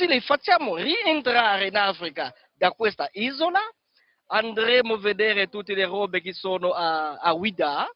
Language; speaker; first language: Italian; non-native, fluent; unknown